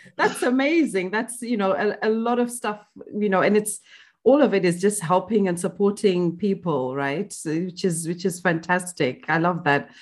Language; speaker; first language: English; non-native, local second language; Shona